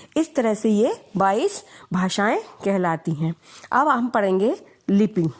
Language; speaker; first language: Hindi; native; Hindi